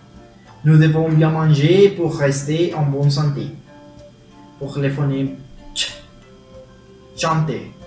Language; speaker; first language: French; non-native, learner; Spanish